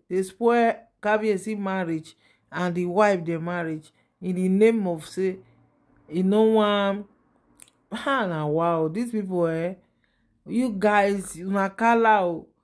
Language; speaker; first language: Nigerian Pidgin; native; Nigerian Pidgin